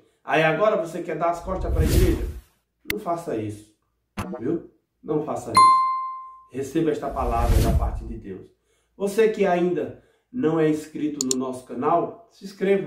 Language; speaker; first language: Portuguese; native; Portuguese